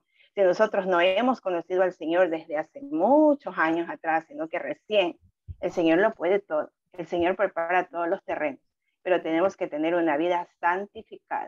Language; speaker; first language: Spanish; native; Spanish